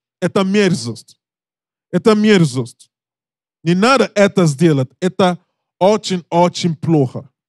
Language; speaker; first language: Russian; non-native, learner; English